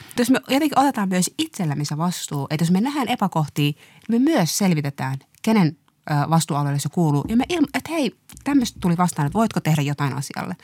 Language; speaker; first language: Finnish; early bilingual, other home language; Somali